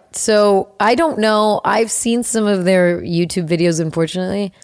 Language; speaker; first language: English; early bilingual, other home language; Spanish